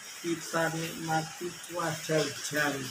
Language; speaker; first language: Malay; non-native, local second language; Javanese